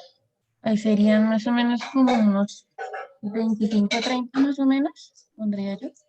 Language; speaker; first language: Spanish; native; Spanish